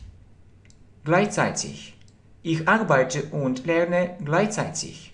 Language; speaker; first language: German; non-native, fluent; Russian